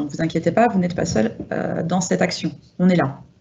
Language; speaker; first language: French; native; French